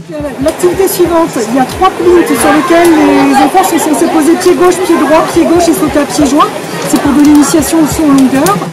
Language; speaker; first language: French; native; French